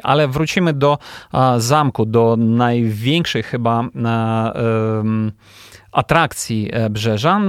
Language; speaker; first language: Polish; non-native, fluent; Ukrainian